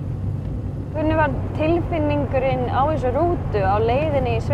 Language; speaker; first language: Icelandic; early bilingual, heritage; Swedish